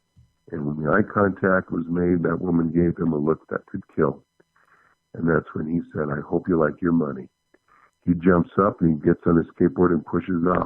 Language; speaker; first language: English; native; English